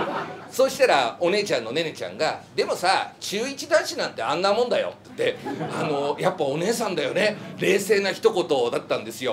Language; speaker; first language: Japanese; native; Japanese